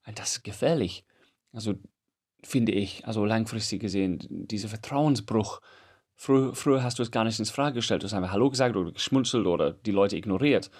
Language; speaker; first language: German; non-native, fluent; English